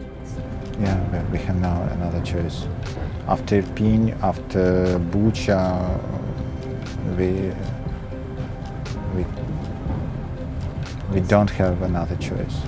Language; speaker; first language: English; non-native, learner; Ukrainian